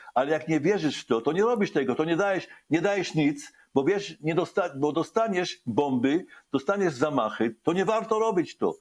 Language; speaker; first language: Polish; early bilingual, heritage; Hebrew